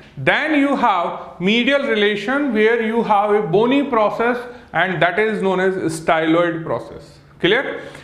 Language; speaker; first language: English; non-native, local second language; Hindi